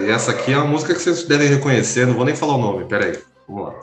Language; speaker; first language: Portuguese; native; Portuguese